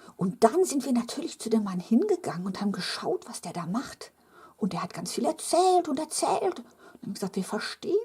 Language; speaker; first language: German; native; German